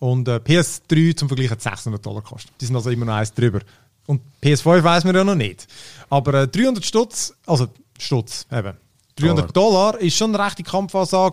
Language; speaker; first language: German; native; German